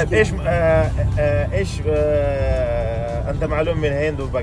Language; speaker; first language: Arabic; non-native, learner; Hindi